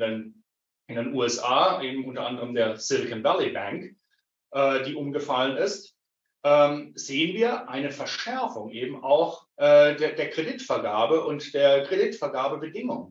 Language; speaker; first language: German; native; German